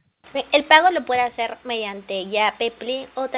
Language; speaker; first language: Spanish; native; Spanish